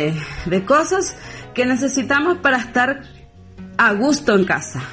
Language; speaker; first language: Spanish; native; Spanish